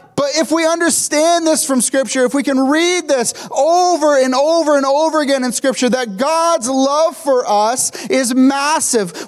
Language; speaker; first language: English; native; English